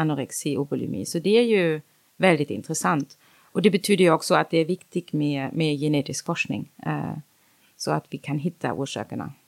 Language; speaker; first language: Swedish; non-native, fluent; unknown